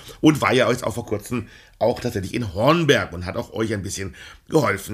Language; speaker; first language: German; native; German